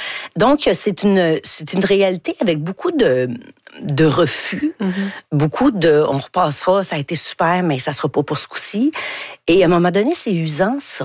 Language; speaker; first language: French; native; French